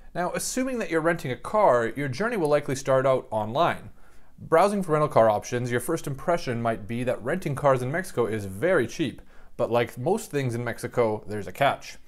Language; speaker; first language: English; native; English